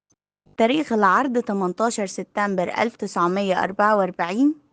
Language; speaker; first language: Arabic; native; Arabic